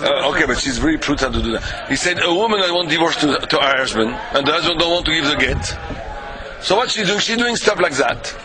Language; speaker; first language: English; non-native, learner; French